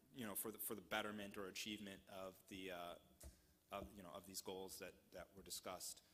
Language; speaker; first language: English; native; English